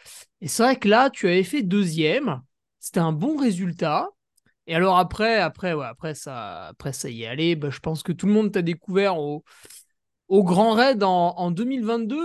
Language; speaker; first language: French; native; French